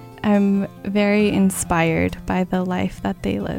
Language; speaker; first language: English; early bilingual, other home language; Chinese